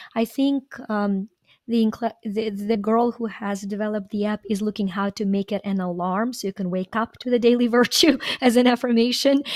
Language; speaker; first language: English; non-native, fluent; Ukrainian